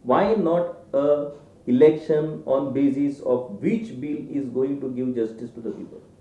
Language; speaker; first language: English; non-native, local second language; Marathi